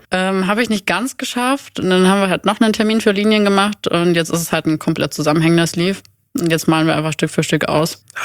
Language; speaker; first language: German; native; German